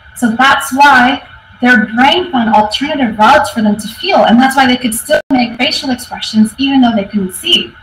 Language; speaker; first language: English; native; English